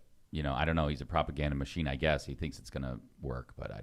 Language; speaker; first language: English; native; English